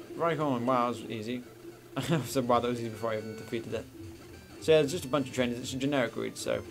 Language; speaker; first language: English; native; English